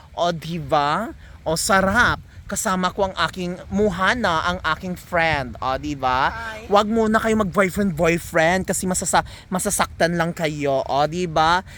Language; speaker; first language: Filipino; non-native, local second language; Cebuano